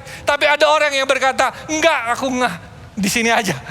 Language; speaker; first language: Indonesian; native; Indonesian